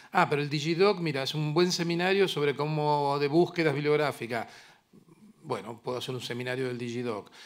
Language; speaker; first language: Spanish; native; Spanish